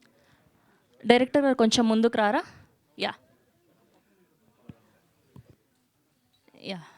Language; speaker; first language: Telugu; native; Telugu